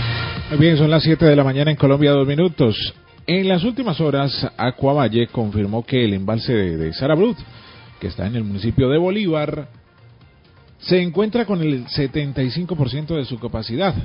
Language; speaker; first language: Spanish; native; Spanish